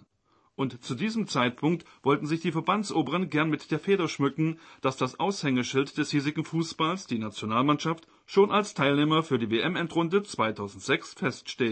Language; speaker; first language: German; native; German